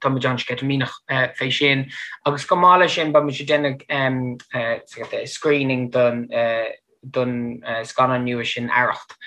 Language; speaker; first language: Irish; non-native, fluent; English